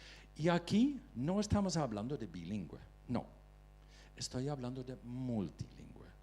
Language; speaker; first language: Spanish; non-native, fluent; Dutch